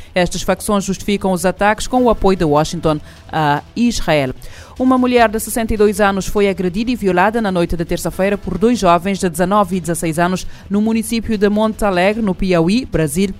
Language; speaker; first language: Portuguese; non-native, local second language; Kabuverdianu